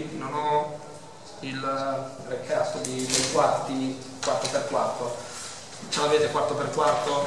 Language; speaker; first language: Italian; native; Italian